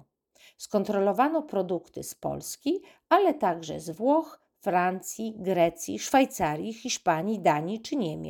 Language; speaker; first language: Polish; native; Polish